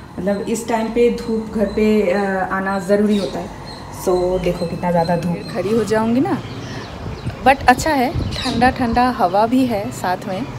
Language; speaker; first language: Hindi; native; Hindi